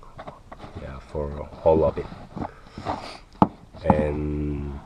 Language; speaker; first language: English; non-native, learner; Korean